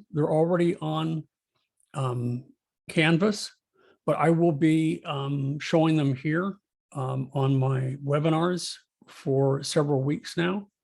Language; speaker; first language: English; native; English